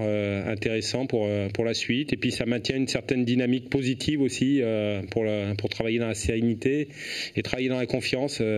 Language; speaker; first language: French; native; French